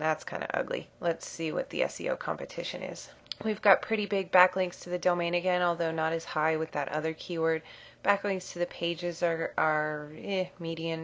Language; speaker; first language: English; native; English